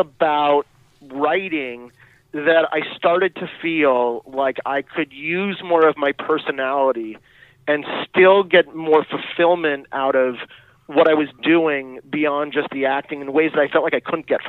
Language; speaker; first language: English; native; English